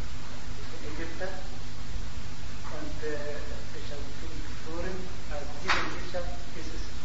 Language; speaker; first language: German; non-native, learner; Arabic